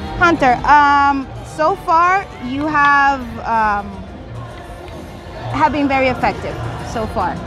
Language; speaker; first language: English; non-native, learner; Spanish